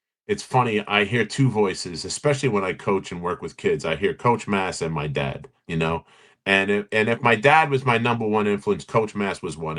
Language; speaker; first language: English; native; English